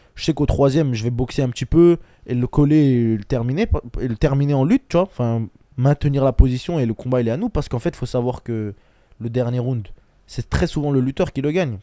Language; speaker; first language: French; early bilingual, other home language; Chechen